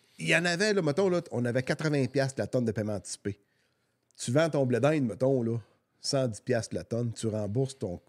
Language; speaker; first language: French; native; French